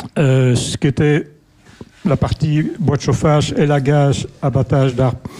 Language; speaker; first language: French; native; French